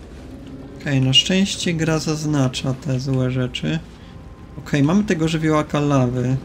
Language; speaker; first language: Polish; native; Polish